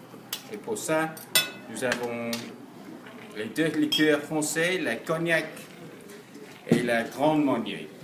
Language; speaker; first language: French; non-native, learner; English